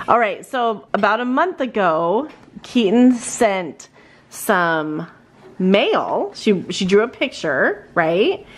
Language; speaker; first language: English; native; English